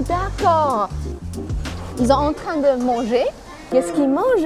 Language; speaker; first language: French; non-native, fluent; Chinese